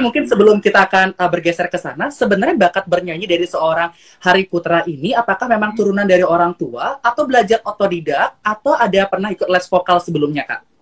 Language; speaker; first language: Indonesian; native; Indonesian